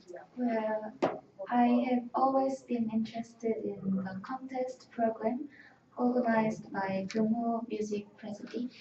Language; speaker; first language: English; non-native, learner; Korean